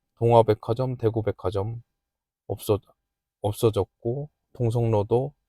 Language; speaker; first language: Korean; native; Korean